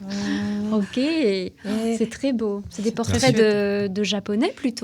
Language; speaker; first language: French; native; French